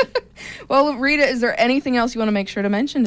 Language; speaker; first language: English; native; English